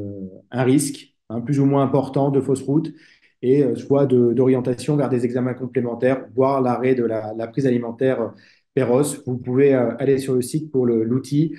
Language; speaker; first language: French; native; French